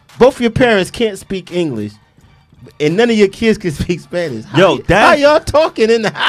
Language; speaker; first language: English; native; English